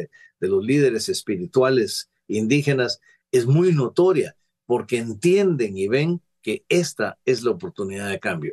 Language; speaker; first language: Spanish; native; Spanish